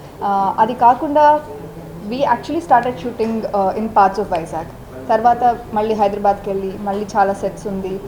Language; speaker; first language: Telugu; non-native, fluent; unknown